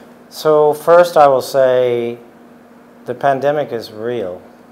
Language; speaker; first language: English; native; English